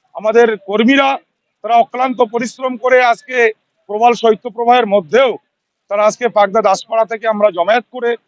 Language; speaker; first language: Bangla; native; Bangla